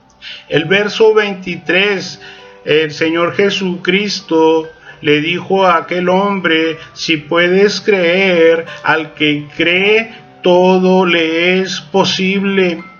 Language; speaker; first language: Spanish; native; Spanish